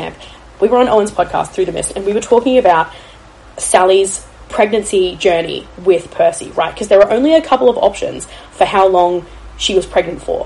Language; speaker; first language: English; native; English